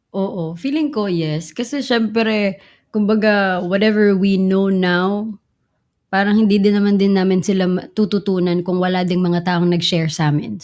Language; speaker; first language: Filipino; non-native, local second language; Cebuano